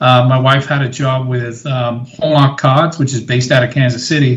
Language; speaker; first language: English; native; English